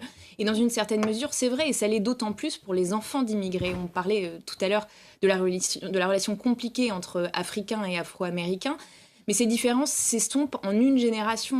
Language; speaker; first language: French; native; French